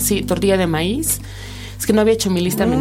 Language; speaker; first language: Spanish; native; Spanish